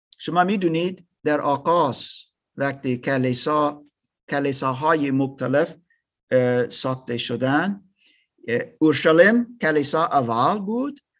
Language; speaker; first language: Persian; non-native, learner; English